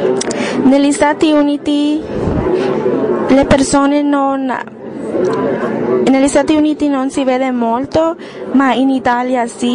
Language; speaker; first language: Italian; non-native, learner; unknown